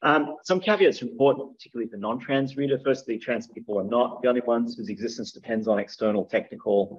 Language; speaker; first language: English; native; English